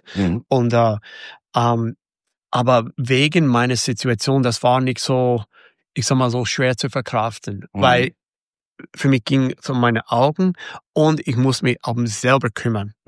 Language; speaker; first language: German; non-native, fluent; English